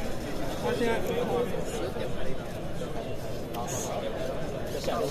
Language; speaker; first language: Chinese; native; Chinese